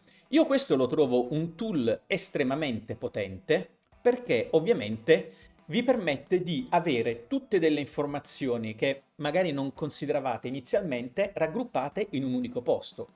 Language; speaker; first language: Italian; native; Italian